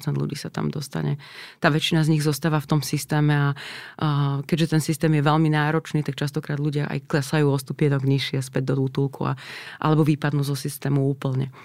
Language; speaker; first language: Slovak; native; Slovak